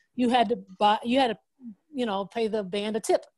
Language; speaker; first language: English; native; English